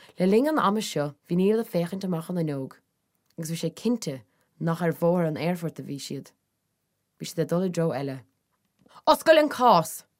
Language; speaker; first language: Irish; native; Irish